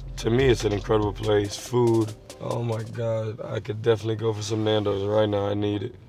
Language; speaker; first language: English; native; English